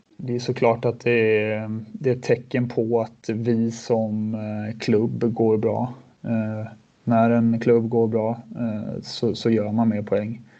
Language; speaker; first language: Swedish; native; Swedish